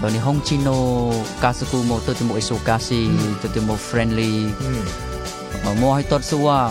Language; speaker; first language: Japanese; non-native, learner; Khmer